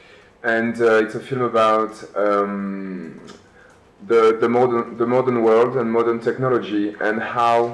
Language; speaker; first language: English; non-native, fluent; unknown